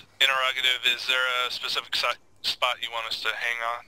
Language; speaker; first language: English; native; English